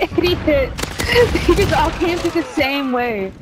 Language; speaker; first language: English; native; English